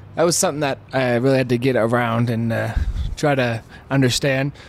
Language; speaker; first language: English; native; English